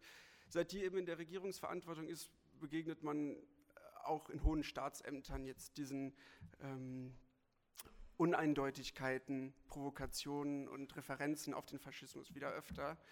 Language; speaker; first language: German; native; German